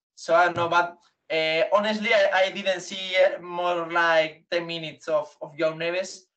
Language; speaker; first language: English; non-native, learner; Spanish